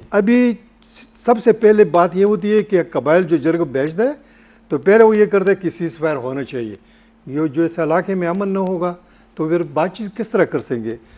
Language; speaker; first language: Urdu; non-native, local second language; Pashto